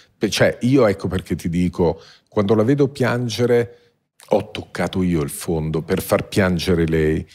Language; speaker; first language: Italian; native; Italian